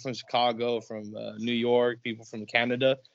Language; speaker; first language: English; native; English